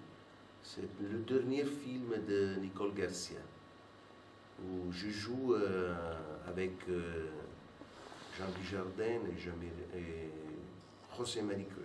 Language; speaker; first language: French; non-native, fluent; Italian